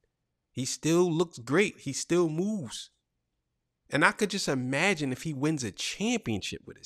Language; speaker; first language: English; native; English